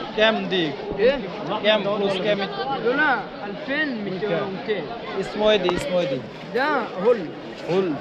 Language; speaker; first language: Arabic; non-native, learner; Bangla